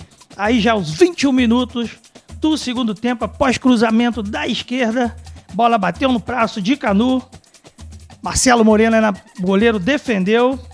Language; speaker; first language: Portuguese; native; Portuguese